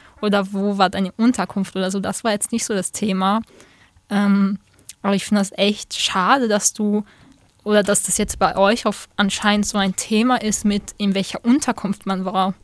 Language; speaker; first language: German; early bilingual, other home language; Bosnian